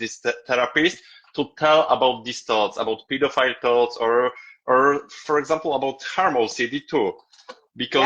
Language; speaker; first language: English; non-native, learner; Polish